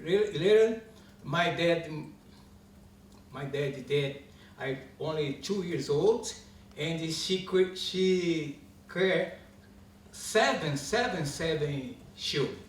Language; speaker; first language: English; non-native, learner; Portuguese